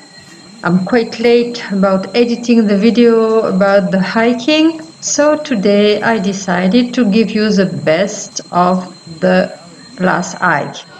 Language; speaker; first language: English; non-native, learner; French